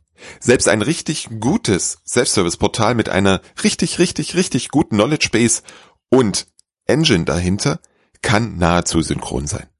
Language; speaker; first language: German; native; German